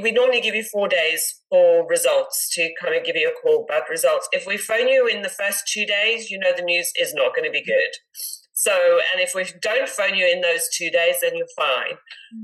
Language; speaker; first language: English; native; English